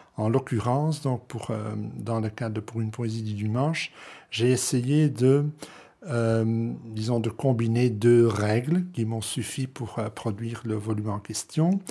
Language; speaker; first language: French; non-native, local second language; Dutch